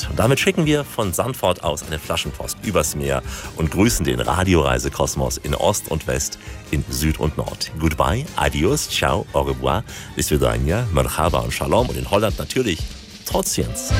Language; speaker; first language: German; native; German